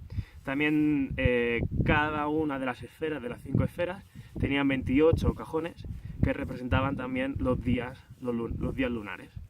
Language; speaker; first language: Spanish; native; Spanish